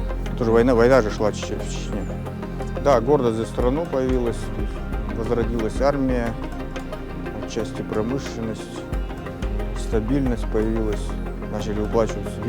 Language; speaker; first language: Russian; native; Russian